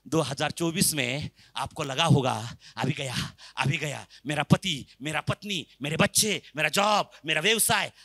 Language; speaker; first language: Hindi; non-native, local second language; Marathi